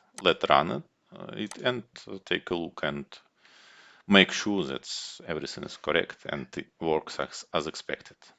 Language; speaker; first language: English; non-native, fluent; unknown